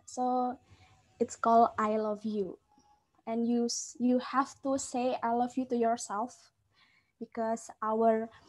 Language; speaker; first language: English; non-native, fluent; Indonesian